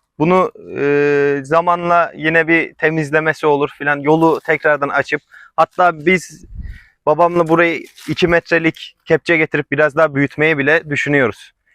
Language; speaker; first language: Turkish; native; Turkish